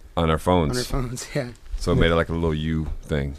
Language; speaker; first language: English; native; English